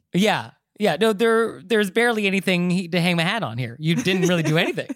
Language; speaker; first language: English; native; English